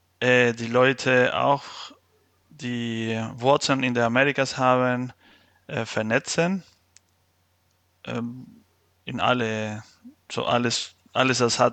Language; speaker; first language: German; non-native, fluent; Spanish